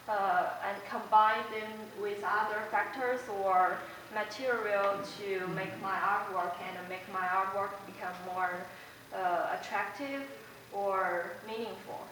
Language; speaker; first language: English; non-native, fluent; Chinese